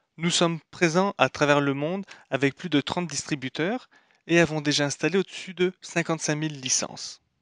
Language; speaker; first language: French; native; French